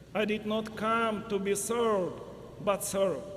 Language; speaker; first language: English; non-native, fluent; Ukrainian